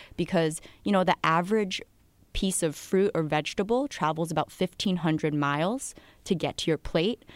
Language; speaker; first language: English; native; English